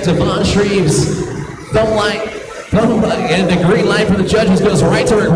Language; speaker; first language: English; native; English